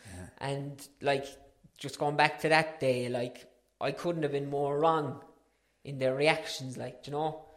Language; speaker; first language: English; native; English